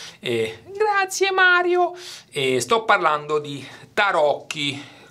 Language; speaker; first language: Italian; native; Italian